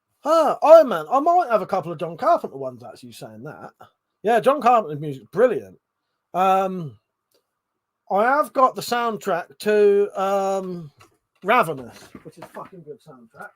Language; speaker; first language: English; native; English